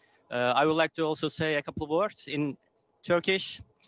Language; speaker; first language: English; non-native, fluent; Turkish